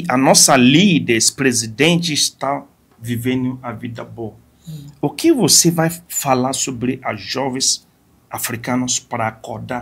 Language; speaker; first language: Portuguese; non-native, fluent; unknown